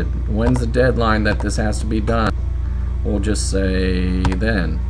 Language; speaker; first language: English; native; English